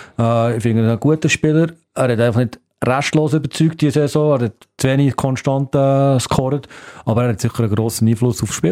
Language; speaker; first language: German; native; German